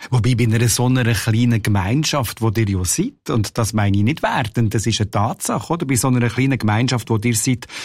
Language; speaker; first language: German; native; German